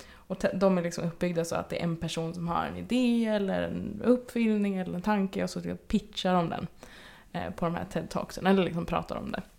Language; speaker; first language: Swedish; native; Swedish